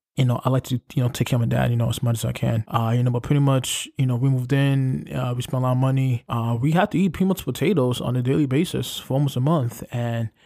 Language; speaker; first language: English; native; English